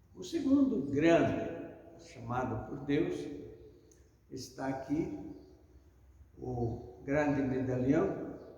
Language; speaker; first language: Portuguese; non-native, fluent; Italian